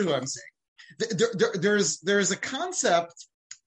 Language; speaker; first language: English; native; English